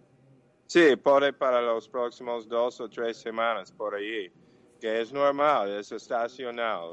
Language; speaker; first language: Portuguese; non-native, fluent; English